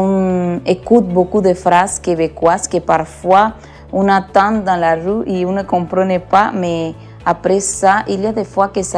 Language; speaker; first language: French; non-native, learner; Spanish